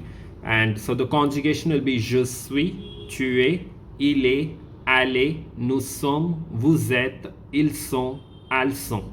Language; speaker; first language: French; non-native, fluent; Tamil